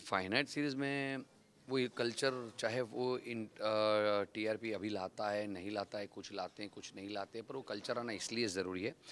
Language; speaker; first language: Hindi; non-native, local second language; Gujarati